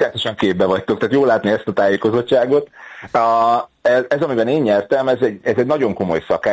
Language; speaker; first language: Hungarian; native; Hungarian